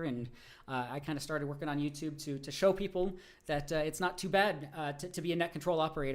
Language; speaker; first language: English; native; English